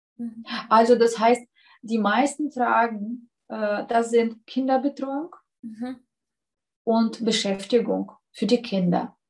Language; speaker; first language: German; non-native, fluent; Russian